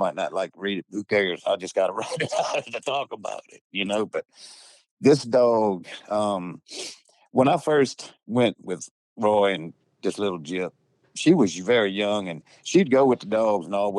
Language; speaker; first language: English; native; English